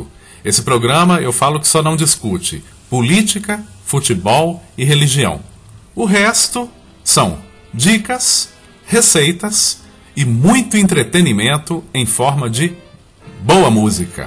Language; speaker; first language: Portuguese; native; Portuguese